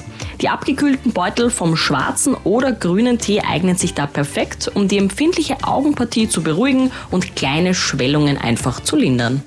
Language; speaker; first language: German; native; German